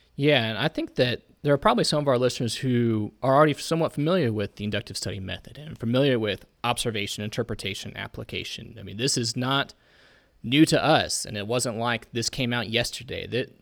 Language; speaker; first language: English; native; English